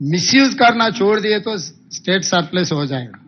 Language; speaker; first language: Hindi; non-native, local second language; Telugu